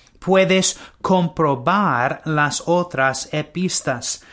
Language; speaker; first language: Spanish; non-native, learner; English